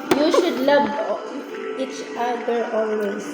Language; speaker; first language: English; non-native, learner; Filipino